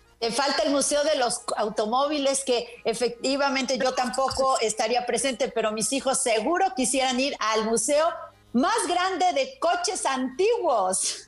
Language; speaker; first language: Spanish; native; Spanish